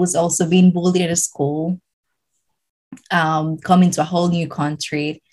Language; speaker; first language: English; non-native, fluent; Spanish